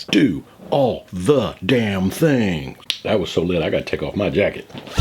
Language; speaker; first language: English; native; English